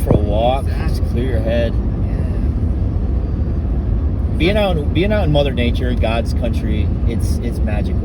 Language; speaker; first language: English; native; English